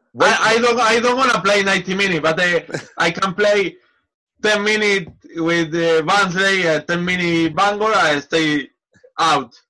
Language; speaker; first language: English; non-native, learner; Spanish